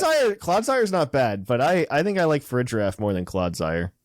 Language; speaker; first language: English; native; English